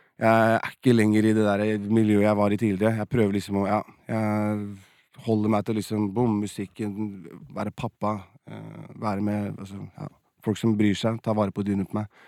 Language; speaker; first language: Norwegian; native; Norwegian